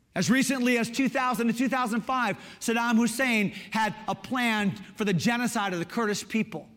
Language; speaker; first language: English; native; English